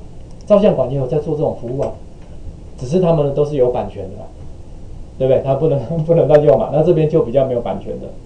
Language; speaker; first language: Chinese; native; Chinese